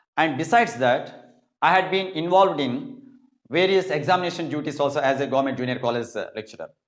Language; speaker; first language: English; non-native, local second language; Telugu